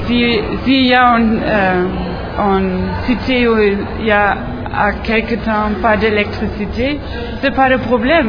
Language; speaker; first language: French; non-native, learner; German